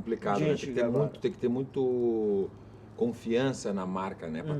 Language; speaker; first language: Portuguese; native; Portuguese